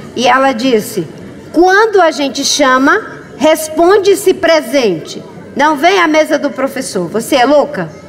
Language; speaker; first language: Portuguese; native; Portuguese